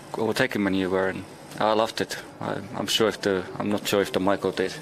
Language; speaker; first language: English; non-native, fluent; Finnish